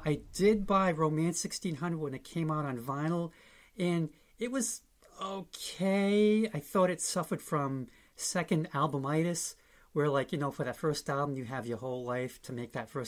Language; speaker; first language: English; native; English